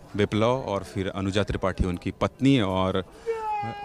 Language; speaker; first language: Hindi; native; Hindi